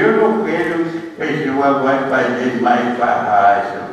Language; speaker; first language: Portuguese; non-native, local second language; Kayapó